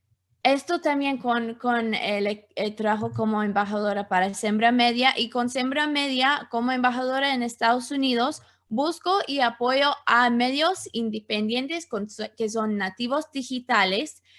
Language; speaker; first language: Spanish; non-native, fluent; English